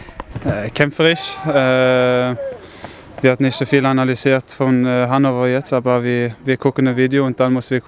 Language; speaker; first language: German; non-native, learner; Norwegian